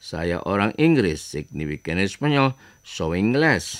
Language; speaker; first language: Spanish; non-native, fluent; Indonesian